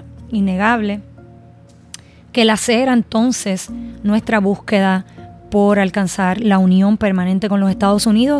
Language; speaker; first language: Spanish; native; Spanish